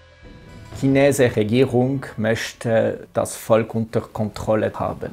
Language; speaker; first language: German; non-native, local second language; French